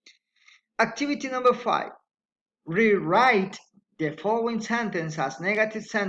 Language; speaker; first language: English; non-native, fluent; Spanish